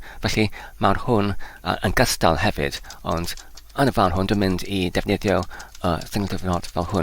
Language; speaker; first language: Welsh; non-native, learner; Polish